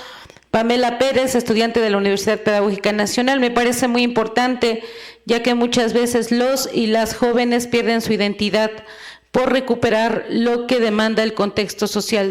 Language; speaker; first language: Spanish; native; Spanish